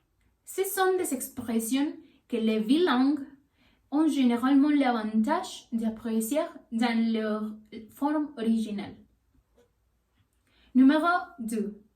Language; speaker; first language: French; non-native, learner; Spanish